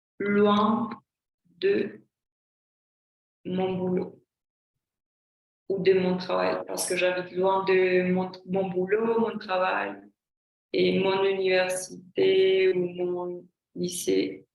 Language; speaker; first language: French; non-native, fluent; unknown